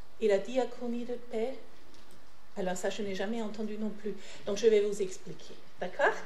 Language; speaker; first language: French; non-native, fluent; German